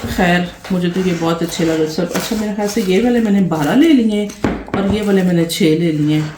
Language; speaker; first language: Urdu; native; Urdu